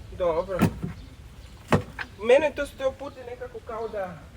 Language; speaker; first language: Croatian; non-native, learner; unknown